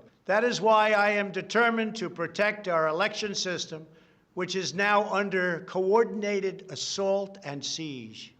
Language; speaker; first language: English; native; English